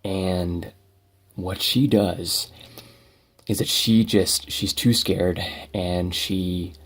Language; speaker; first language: English; native; English